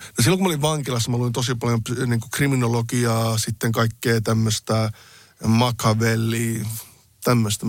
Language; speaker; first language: Finnish; early bilingual, other home language; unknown